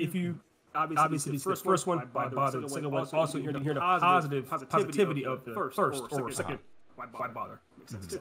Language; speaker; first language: English; native; English